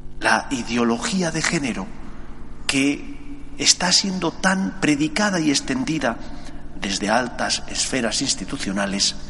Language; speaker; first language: Spanish; native; Spanish